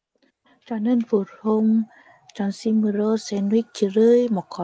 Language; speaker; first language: Korean; non-native, learner; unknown